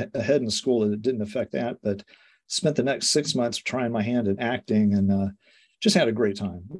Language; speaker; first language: English; native; English